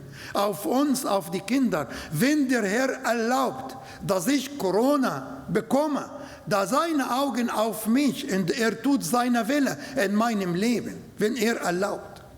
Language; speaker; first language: German; non-native, learner; Arabic